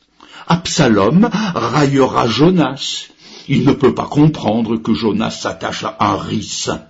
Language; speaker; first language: French; native; French